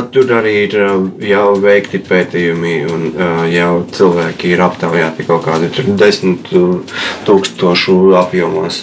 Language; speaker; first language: Latvian; non-native, local second language; Russian